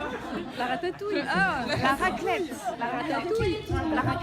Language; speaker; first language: French; native; French